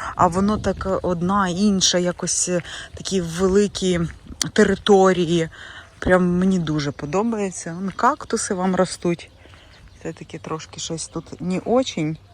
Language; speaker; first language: Ukrainian; native; Ukrainian